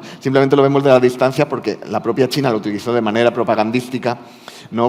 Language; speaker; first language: Spanish; native; Spanish